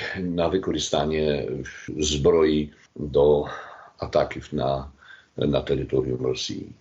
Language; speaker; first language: Polish; non-native, learner; Ukrainian